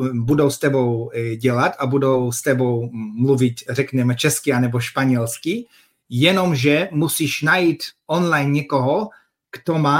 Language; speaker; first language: Czech; non-native, fluent; Polish